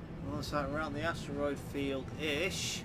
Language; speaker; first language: English; native; English